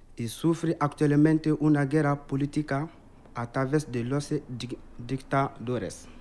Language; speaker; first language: Spanish; non-native, learner; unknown